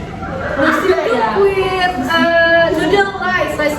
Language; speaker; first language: English; non-native, learner; Indonesian